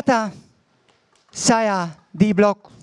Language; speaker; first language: Indonesian; non-native, fluent; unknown